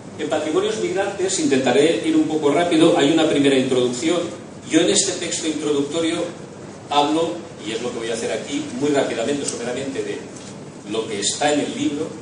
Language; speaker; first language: Spanish; non-native, local second language; Catalan